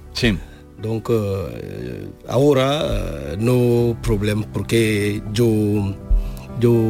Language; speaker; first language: Spanish; non-native, learner; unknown